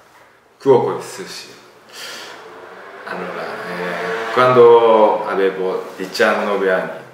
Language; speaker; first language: Italian; non-native, learner; Japanese